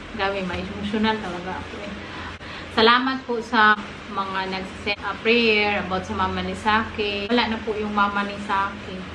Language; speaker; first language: Filipino; non-native, local second language; Cebuano